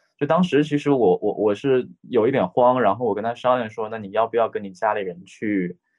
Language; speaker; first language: Chinese; native; Chinese